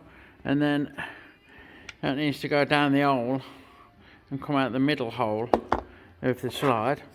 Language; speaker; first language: English; native; English